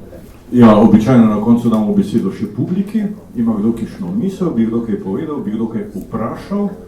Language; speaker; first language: Slovenian; native; Slovenian